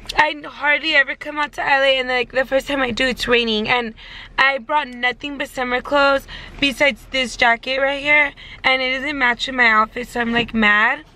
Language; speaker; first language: English; early bilingual, other home language; Spanish